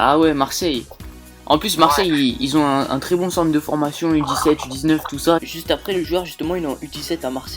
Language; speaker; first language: French; native; French